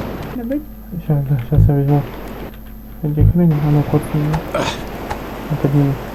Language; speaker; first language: Russian; native; Russian